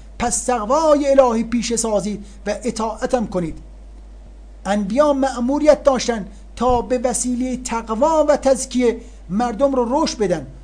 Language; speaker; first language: Persian; native; Persian